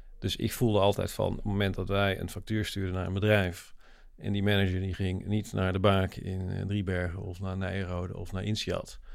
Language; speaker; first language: Dutch; native; Dutch